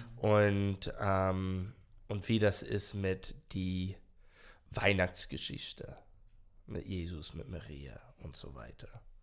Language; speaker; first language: German; non-native, fluent; English